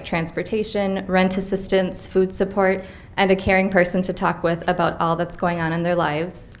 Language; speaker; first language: English; native; English